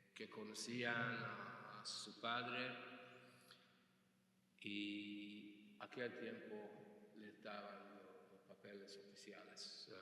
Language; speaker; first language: Spanish; non-native, fluent; Hungarian